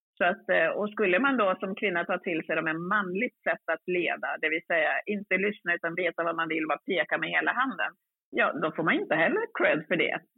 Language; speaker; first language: Swedish; early bilingual, other home language; Swahili